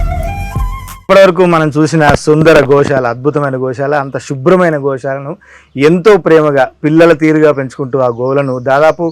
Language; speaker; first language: Telugu; native; Telugu